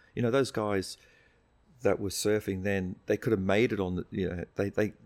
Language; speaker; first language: English; native; English